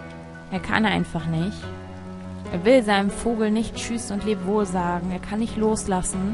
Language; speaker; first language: German; native; German